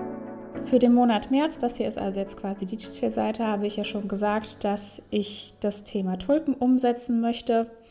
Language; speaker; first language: German; native; German